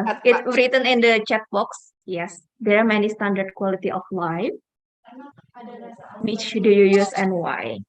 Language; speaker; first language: English; non-native, fluent; Indonesian